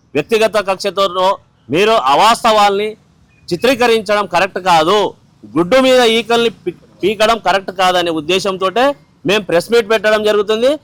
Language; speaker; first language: Telugu; non-native, local second language; Lambadi